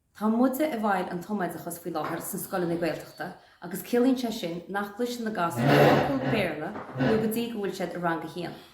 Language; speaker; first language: Irish; native; Irish